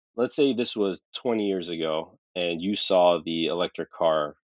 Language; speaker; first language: English; early bilingual, other home language; Arabic